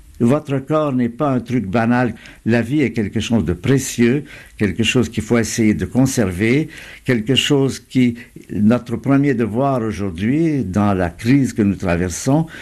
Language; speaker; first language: French; native; French